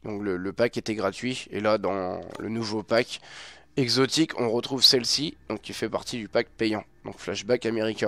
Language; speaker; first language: French; native; French